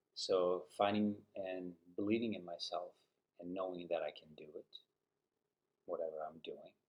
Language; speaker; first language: English; non-native, fluent; Uzbek